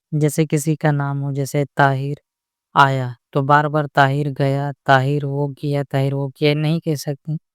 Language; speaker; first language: Urdu; native; Urdu